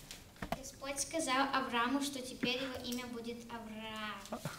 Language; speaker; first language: Russian; early bilingual, heritage; Russian